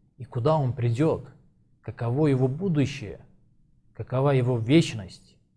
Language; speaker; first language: Russian; non-native, local second language; Azerbaijani